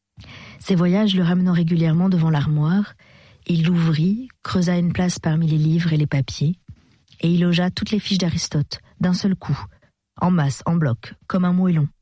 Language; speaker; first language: French; native; French